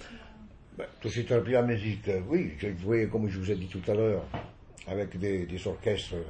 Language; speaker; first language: French; non-native, fluent; Italian